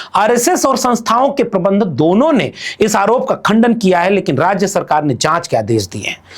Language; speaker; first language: Hindi; native; Hindi